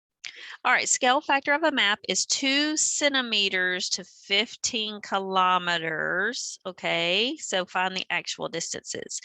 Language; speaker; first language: English; native; English